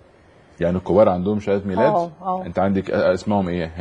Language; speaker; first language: Arabic; native; Arabic